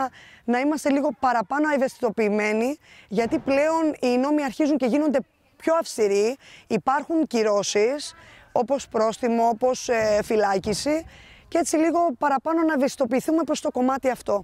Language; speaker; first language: Greek; native; Greek